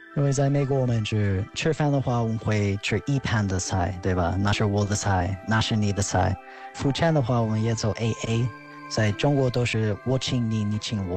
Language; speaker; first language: Chinese; non-native, fluent; English